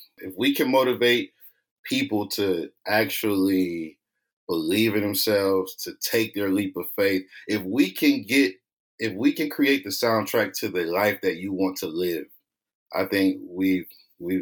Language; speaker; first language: English; native; English